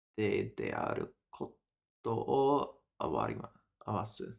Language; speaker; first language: Japanese; non-native, learner; English